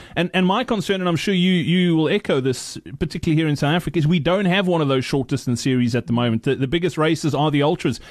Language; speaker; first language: English; native; English